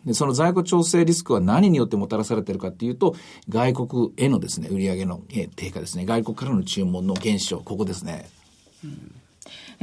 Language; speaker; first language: Japanese; native; Japanese